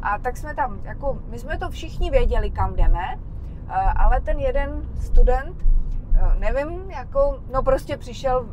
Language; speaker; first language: Czech; native; Czech